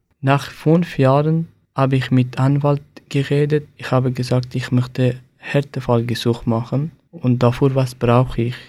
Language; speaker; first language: German; non-native, learner; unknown